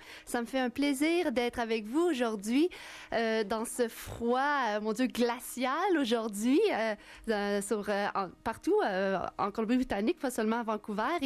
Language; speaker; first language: French; native; French